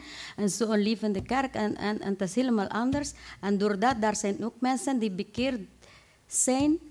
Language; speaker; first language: Dutch; non-native, fluent; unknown